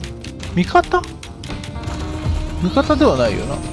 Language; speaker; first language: Japanese; native; Japanese